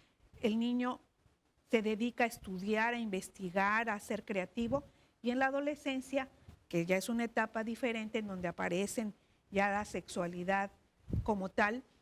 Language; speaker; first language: Spanish; native; Spanish